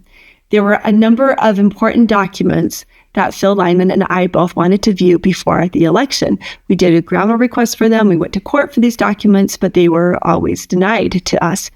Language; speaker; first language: English; native; English